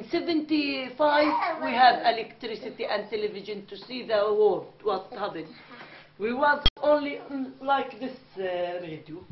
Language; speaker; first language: English; non-native, learner; Arabic